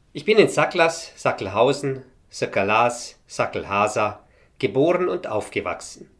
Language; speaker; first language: German; early bilingual, heritage; Romanian